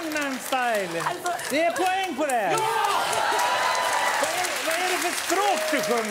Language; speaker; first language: Swedish; native; Swedish